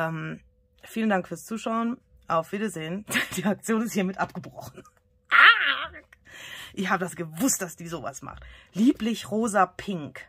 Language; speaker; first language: German; native; German